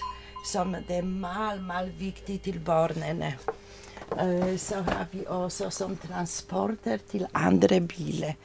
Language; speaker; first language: Danish; non-native, learner; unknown